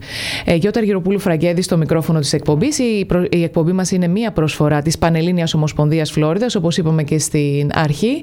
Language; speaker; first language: Greek; native; Greek